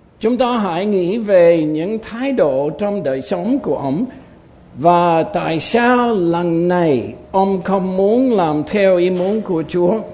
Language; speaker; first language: Vietnamese; non-native, fluent; English